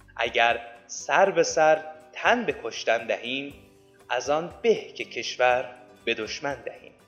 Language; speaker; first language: Persian; native; Persian